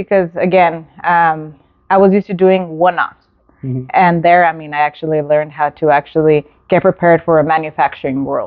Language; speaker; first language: English; native; English